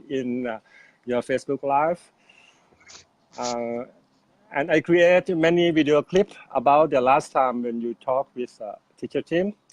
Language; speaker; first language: English; non-native, fluent; Thai